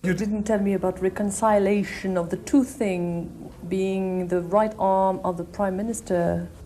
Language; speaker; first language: English; non-native, fluent; French